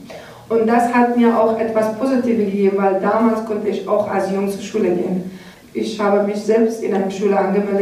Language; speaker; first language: German; non-native, learner; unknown